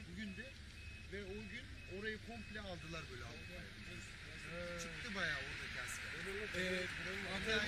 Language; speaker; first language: Turkish; native; Turkish